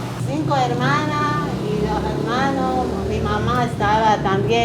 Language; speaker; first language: Spanish; non-native, learner; Arabic